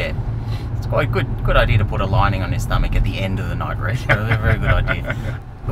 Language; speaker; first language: English; native; English